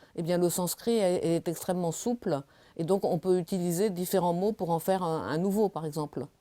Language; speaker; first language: French; native; French